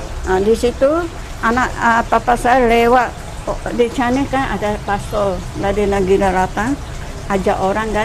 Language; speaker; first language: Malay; non-native, local second language; Min Nan Chinese